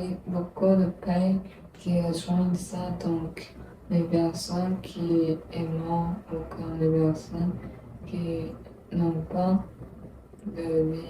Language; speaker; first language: French; non-native, learner; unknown